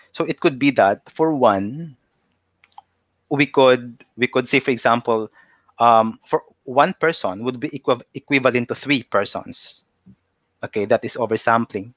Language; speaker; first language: English; non-native, local second language; Cebuano